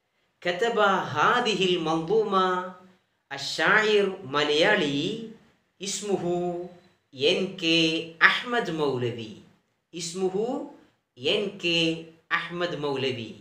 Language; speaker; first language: Arabic; non-native, fluent; Malayalam